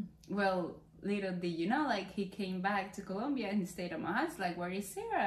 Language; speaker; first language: English; non-native, fluent; Spanish